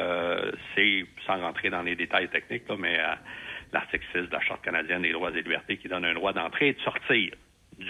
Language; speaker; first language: French; native; French